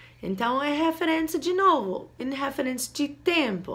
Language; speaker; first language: Portuguese; non-native, fluent; English